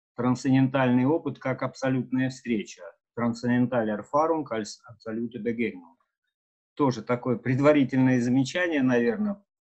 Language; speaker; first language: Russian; native; Russian